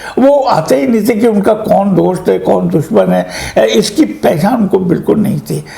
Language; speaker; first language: Hindi; native; Hindi